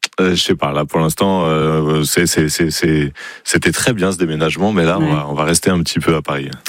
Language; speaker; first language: French; native; French